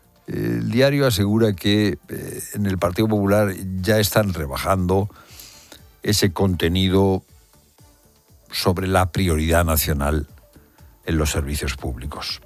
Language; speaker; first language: Spanish; native; Spanish